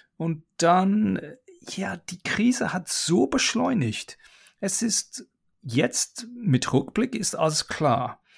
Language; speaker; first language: German; non-native, fluent; English